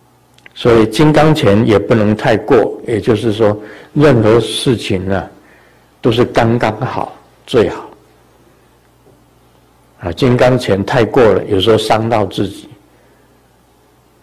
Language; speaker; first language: Chinese; native; Chinese